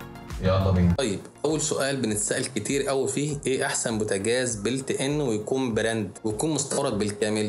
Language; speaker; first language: Arabic; native; Arabic